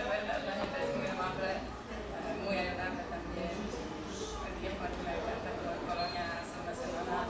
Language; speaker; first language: Spanish; non-native, learner; Polish